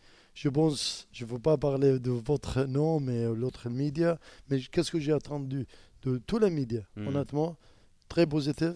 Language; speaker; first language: French; non-native, learner; Arabic